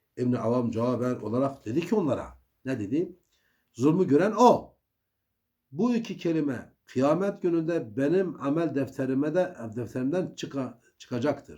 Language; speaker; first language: Turkish; native; Turkish